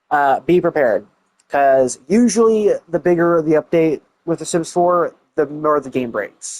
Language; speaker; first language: English; native; English